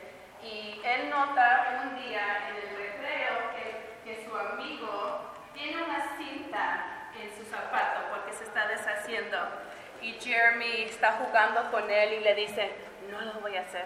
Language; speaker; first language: Spanish; early bilingual, heritage; Spanish